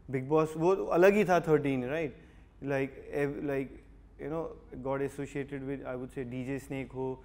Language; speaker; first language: Hindi; native; Hindi